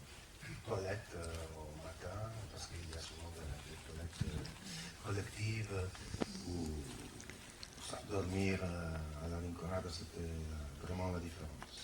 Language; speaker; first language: French; non-native, fluent; Italian